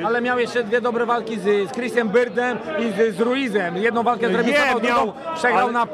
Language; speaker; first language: Polish; native; Polish